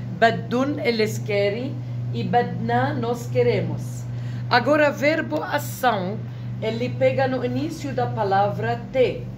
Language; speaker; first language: Portuguese; non-native, fluent; Arabic